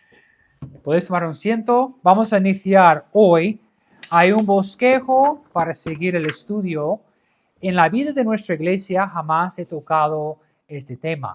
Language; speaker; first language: Spanish; non-native, fluent; English